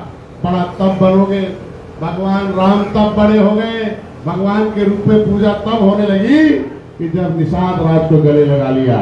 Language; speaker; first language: Hindi; native; Hindi